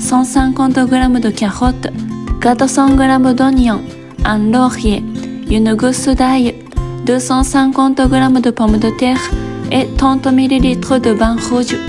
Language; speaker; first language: French; non-native, fluent; Japanese